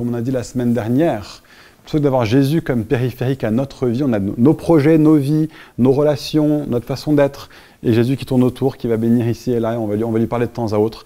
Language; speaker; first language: French; native; French